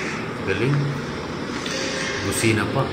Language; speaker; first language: Filipino; native; Filipino